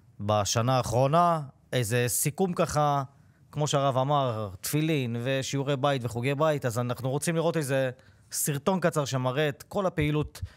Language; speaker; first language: Hebrew; native; Hebrew